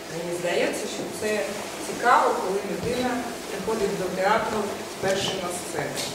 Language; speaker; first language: Ukrainian; non-native, local second language; Russian